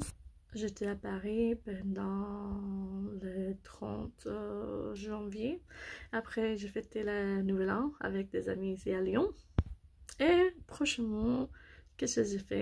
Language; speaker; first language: French; non-native, learner; English